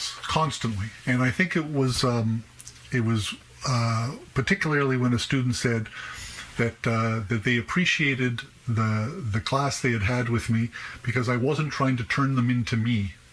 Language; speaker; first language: English; native; English